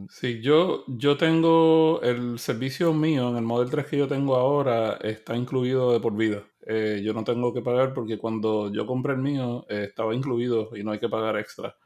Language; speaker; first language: Spanish; native; Spanish